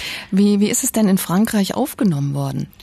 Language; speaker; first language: German; native; German